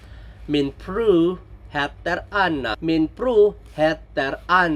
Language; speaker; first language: Swedish; non-native, learner; Filipino